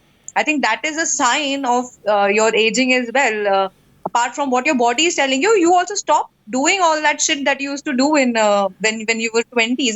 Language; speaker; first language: English; non-native, local second language; Hindi